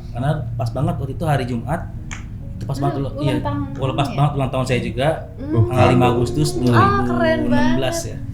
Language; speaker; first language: Indonesian; native; Indonesian